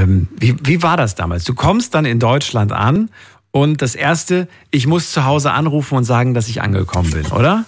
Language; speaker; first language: German; native; German